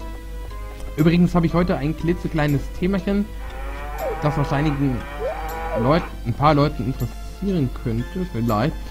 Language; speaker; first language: German; native; German